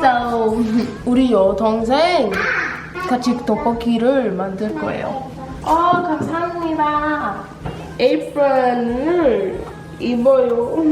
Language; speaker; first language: Korean; non-native, learner; English